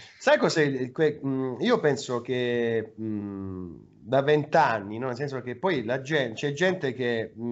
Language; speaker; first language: Italian; native; Italian